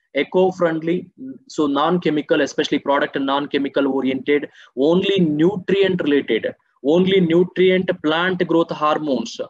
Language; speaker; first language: English; non-native, local second language; Telugu